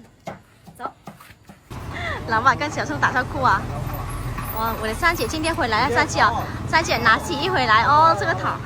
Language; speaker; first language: Chinese; non-native, learner; Vietnamese